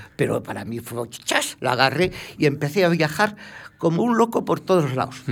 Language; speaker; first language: Spanish; native; Spanish